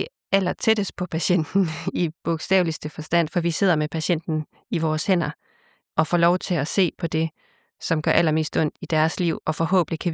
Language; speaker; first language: Danish; native; Danish